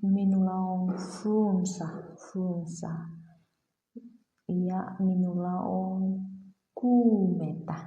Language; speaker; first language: Finnish; non-native, learner; Burmese